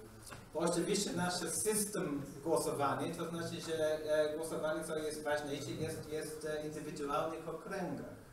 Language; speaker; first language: Polish; non-native, learner; English